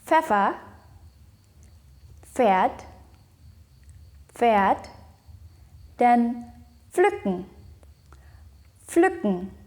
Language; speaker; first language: German; non-native, fluent; Indonesian